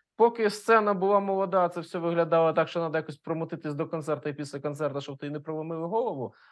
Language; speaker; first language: Ukrainian; non-native, local second language; Russian